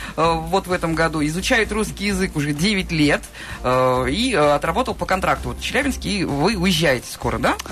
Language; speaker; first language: Russian; native; Russian